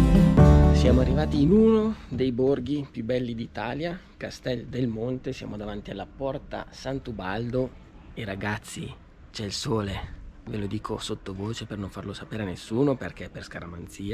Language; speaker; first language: Italian; native; Italian